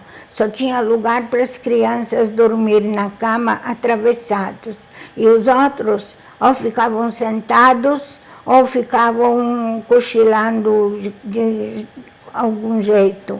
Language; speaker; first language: Portuguese; non-native, fluent; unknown